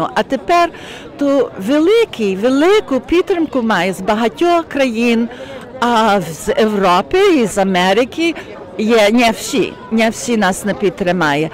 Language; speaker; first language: Ukrainian; early bilingual, heritage; Ukrainian